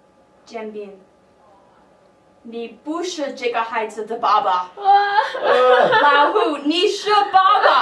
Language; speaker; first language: Chinese; non-native, learner; English